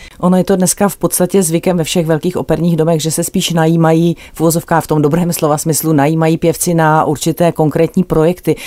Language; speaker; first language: Czech; native; Czech